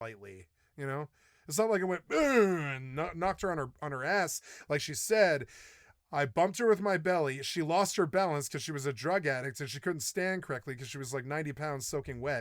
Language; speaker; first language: English; native; English